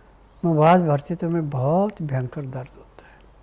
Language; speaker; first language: Hindi; native; Hindi